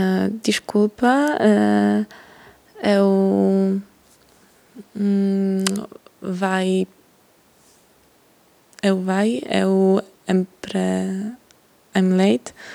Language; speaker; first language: Portuguese; non-native, learner; English